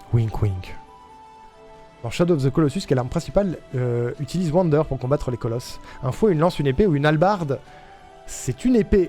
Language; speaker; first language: French; native; French